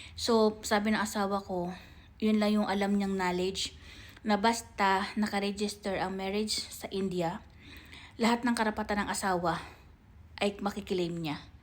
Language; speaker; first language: Filipino; native; Filipino